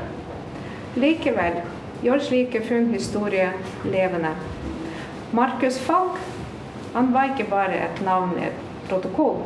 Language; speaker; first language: Norwegian; non-native, fluent; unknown